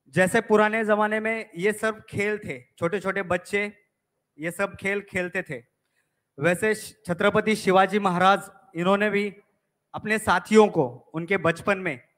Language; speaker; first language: Hindi; non-native, local second language; Marathi